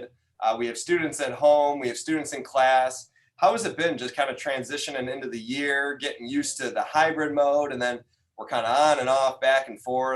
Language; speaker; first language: English; native; English